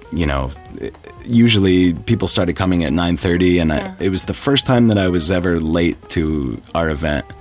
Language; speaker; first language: English; native; English